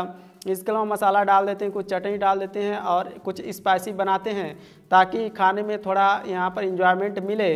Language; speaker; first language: Hindi; native; Hindi